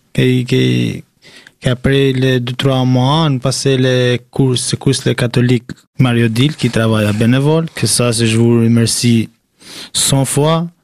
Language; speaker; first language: French; non-native, learner; Albanian